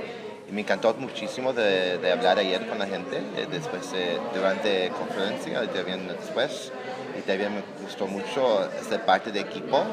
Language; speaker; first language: Spanish; non-native, learner; English